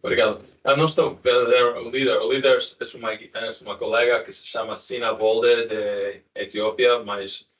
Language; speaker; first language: Portuguese; non-native, learner; Spanish